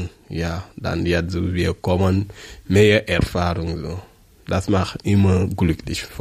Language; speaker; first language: German; non-native, learner; French